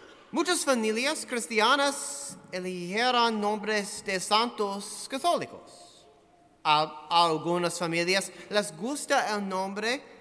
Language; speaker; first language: Spanish; non-native, fluent; English